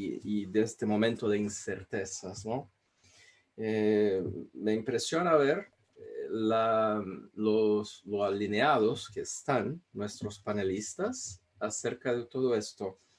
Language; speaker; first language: Spanish; non-native, fluent; Portuguese